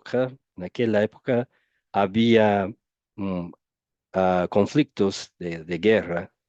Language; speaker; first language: Spanish; non-native, fluent; Portuguese